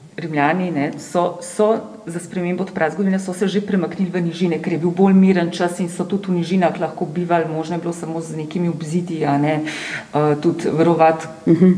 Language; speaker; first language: Slovenian; native; Slovenian